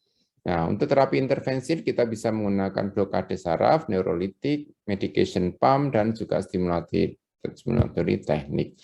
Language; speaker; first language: Indonesian; native; Indonesian